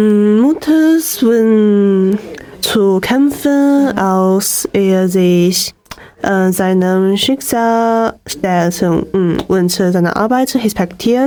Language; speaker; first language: German; non-native, learner; Chinese